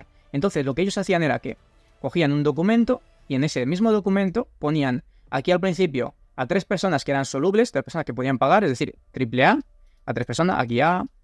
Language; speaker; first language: Spanish; native; Spanish